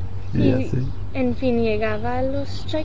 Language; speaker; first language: Spanish; early bilingual, heritage; Spanish